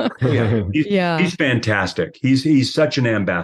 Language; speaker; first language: English; native; English